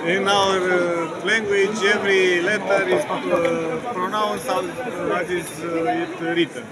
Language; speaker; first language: English; non-native, learner; Romanian